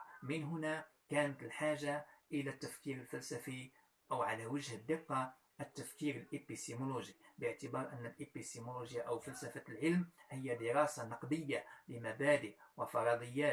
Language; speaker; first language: Arabic; native; Arabic